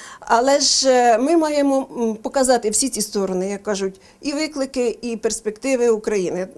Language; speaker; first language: Ukrainian; native; Ukrainian